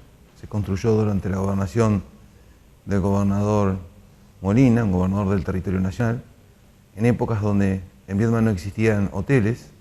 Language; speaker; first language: Spanish; native; Spanish